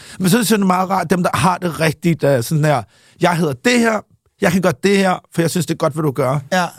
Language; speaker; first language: Danish; early bilingual, other home language; English